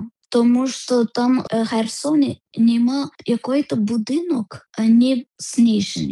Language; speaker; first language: Ukrainian; non-native, learner; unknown